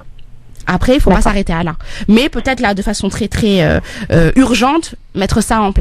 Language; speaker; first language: French; native; French